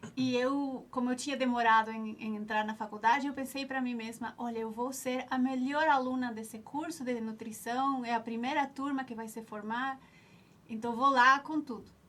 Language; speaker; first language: Portuguese; non-native, fluent; Spanish